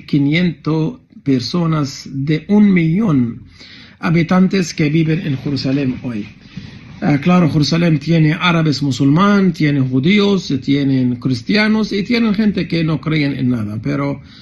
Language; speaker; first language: Spanish; non-native, fluent; Arabic